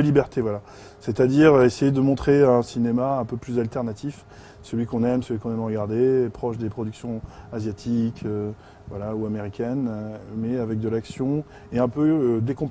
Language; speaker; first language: French; native; French